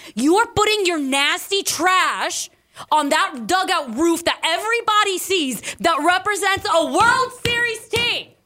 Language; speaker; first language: English; early bilingual, other home language; Spanish